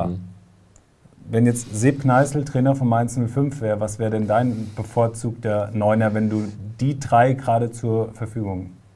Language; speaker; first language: German; native; German